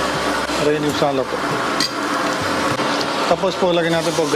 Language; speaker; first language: Filipino; non-native, learner; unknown